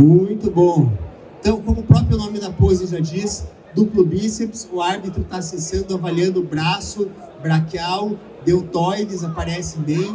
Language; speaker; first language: Portuguese; native; Portuguese